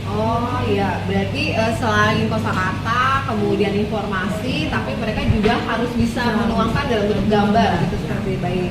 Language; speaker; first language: Malay; native; Malay